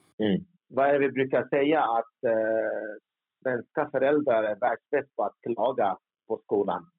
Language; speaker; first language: Swedish; early bilingual, other home language; Turoyo